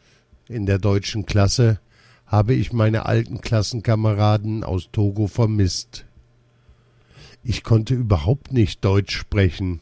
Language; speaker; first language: German; early bilingual, other home language; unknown